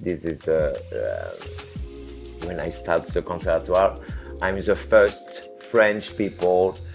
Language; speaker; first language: English; non-native, learner; French